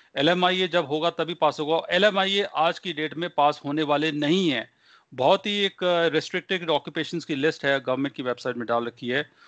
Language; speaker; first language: Hindi; non-native, local second language; Punjabi